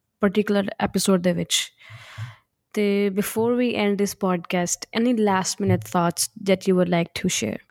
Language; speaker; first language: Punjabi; early bilingual, heritage; Punjabi